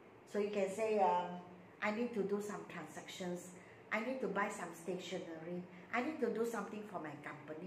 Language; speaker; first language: English; non-native, local second language; Malay